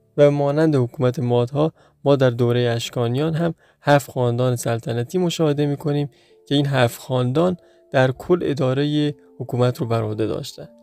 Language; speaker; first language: Persian; non-native, local second language; Baluchi